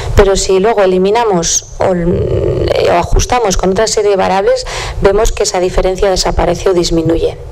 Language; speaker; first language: Spanish; native; Spanish